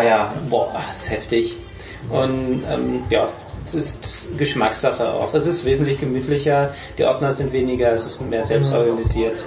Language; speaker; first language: German; native; German